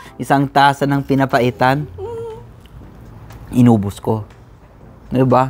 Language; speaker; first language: Filipino; non-native, fluent; English